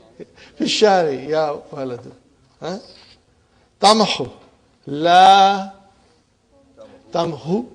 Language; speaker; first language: Arabic; non-native, fluent; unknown